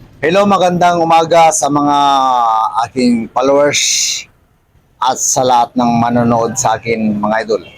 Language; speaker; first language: Filipino; non-native, local second language; Iloko